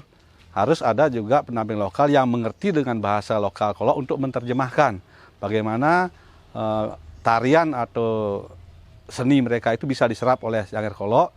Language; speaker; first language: Indonesian; non-native, local second language; Balinese